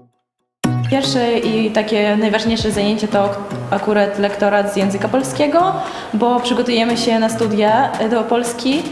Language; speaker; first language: Polish; non-native, learner; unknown